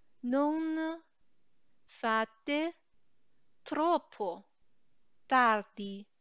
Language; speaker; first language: Italian; non-native, fluent; Chinese